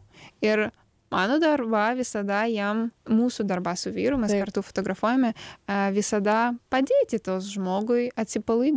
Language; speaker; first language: Lithuanian; non-native, learner; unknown